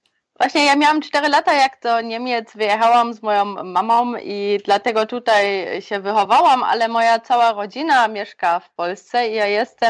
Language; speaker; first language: Polish; early bilingual, other home language; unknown